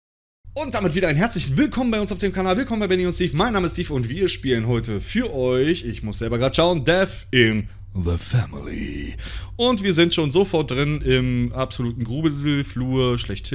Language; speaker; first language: German; native; German